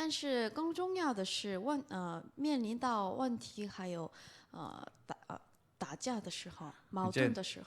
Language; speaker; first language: Chinese; non-native, fluent; Korean